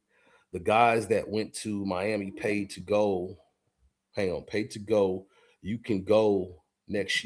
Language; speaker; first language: English; native; English